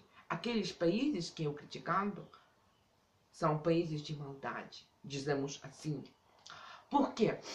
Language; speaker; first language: Portuguese; non-native, fluent; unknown